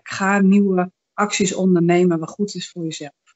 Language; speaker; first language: Dutch; native; Dutch